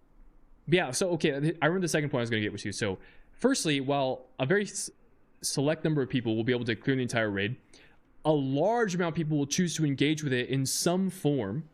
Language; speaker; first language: English; native; English